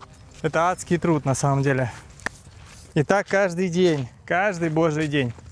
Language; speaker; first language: Russian; native; Russian